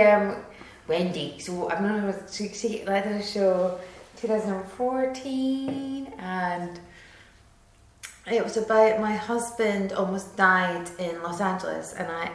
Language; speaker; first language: English; native; English